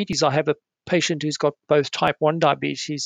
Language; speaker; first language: English; native; English